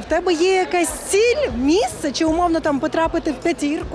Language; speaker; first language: Ukrainian; native; Ukrainian